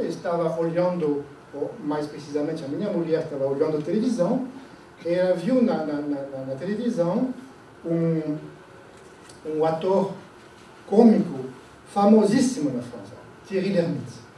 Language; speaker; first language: Portuguese; non-native, fluent; French